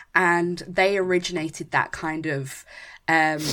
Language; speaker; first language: English; native; English